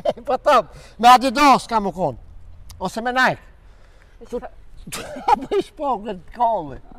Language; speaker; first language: German; non-native, learner; Albanian